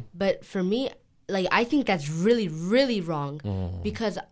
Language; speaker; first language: English; native; English